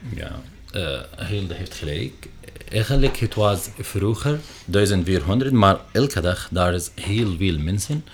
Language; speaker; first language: Dutch; non-native, fluent; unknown